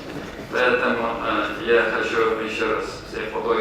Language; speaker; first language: Russian; non-native, local second language; Tatar